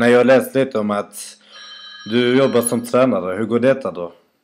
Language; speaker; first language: Swedish; native; Swedish